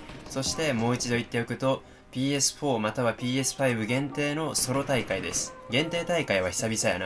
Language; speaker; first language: Japanese; native; Japanese